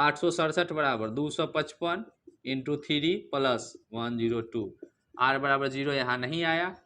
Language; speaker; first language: Hindi; native; Hindi